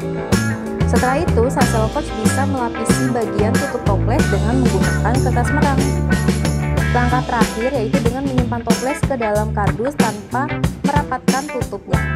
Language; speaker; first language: Indonesian; native; Indonesian